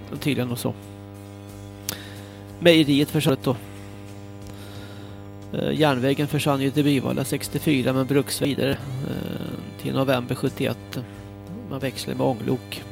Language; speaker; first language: Swedish; native; Swedish